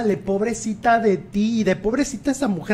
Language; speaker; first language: Spanish; native; Spanish